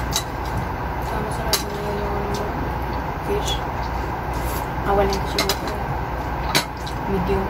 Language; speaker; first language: Filipino; non-native, local second language; Hiligaynon